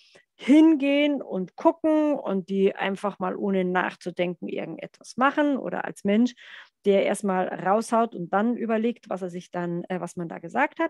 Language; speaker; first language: German; native; German